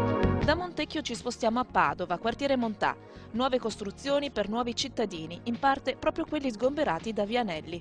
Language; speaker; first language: Italian; native; Italian